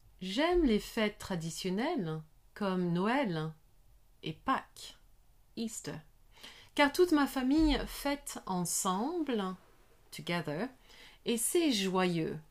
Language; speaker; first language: French; non-native, learner; English